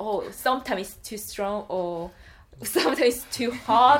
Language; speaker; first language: English; non-native, learner; Korean